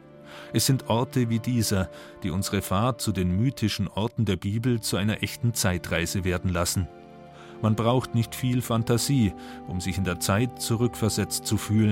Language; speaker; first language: German; native; German